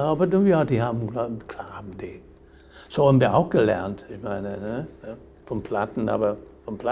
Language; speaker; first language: German; non-native, fluent; English